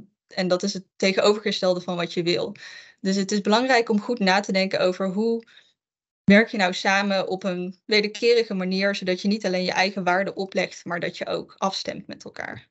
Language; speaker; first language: Dutch; native; Dutch